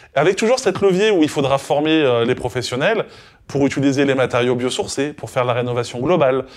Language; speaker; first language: French; native; French